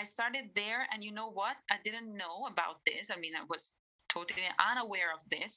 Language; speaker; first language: English; non-native, fluent; Italian